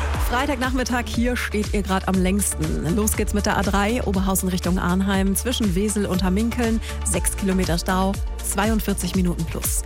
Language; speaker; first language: German; native; German